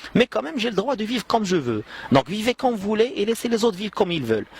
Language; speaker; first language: French; non-native, local second language; Arabic